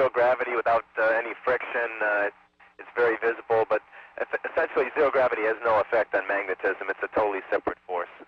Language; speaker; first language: English; native; English